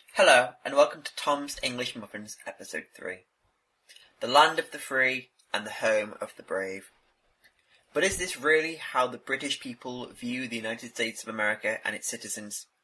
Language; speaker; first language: English; native; English